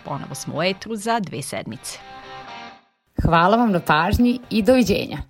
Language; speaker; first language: Serbian; native; Serbian